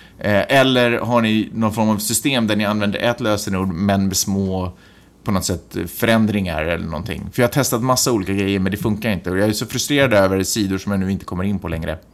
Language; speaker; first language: Swedish; native; Swedish